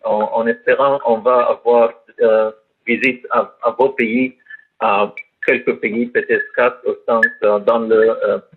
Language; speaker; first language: French; non-native, learner; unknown